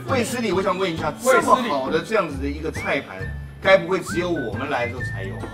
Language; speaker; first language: Chinese; native; Chinese